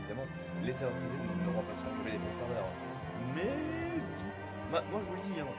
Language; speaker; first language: French; native; French